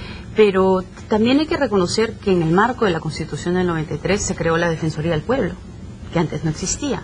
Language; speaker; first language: Spanish; native; Spanish